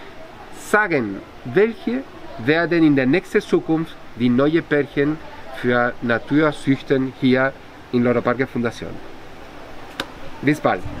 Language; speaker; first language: German; non-native, fluent; Spanish